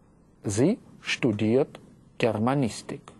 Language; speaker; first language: German; non-native, fluent; Russian